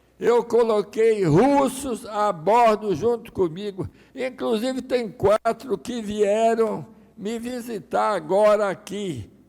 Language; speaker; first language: Portuguese; early bilingual, other home language; Russian